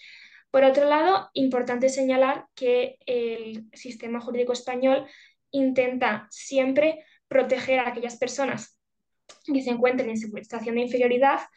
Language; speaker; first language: Spanish; native; Spanish